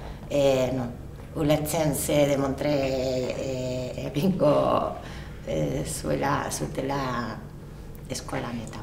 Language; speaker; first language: Basque; non-native, learner; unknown